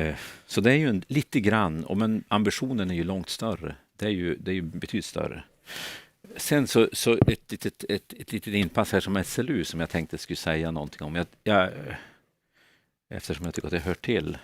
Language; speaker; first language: Swedish; native; Swedish